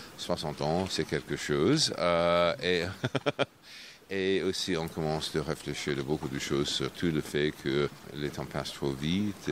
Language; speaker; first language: French; non-native, fluent; English